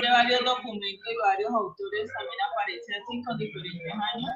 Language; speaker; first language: Spanish; native; Spanish